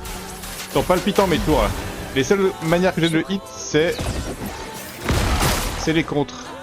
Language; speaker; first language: French; native; French